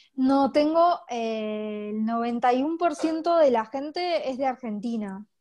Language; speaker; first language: Spanish; native; Spanish